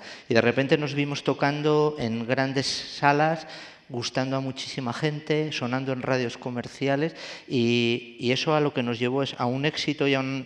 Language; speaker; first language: Spanish; native; Spanish